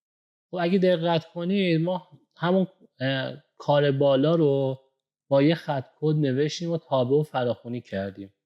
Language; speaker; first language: Persian; native; Persian